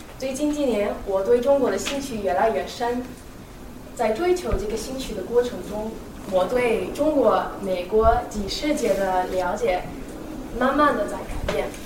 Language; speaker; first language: Chinese; non-native, fluent; English